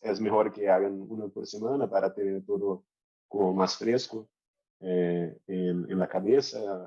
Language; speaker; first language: Spanish; non-native, learner; Portuguese